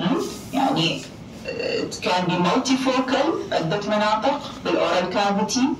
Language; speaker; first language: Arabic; native; Arabic